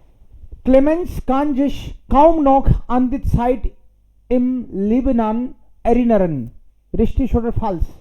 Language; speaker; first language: German; non-native, fluent; Hindi